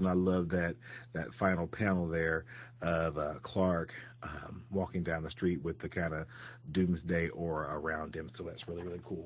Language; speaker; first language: English; native; English